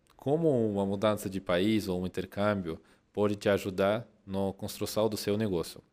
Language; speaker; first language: Portuguese; non-native, fluent; Russian